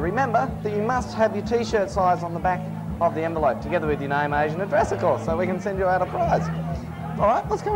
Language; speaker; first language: English; native; English